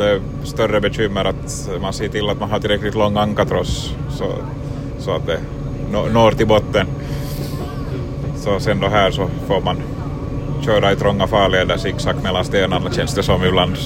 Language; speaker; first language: Swedish; native; Swedish